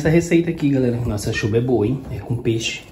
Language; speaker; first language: Portuguese; native; Portuguese